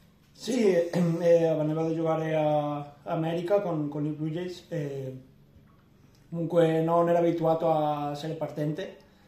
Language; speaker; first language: Italian; non-native, learner; Spanish